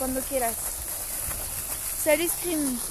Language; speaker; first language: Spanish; non-native, fluent; Bulgarian